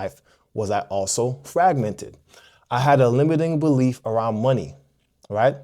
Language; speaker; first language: English; native; English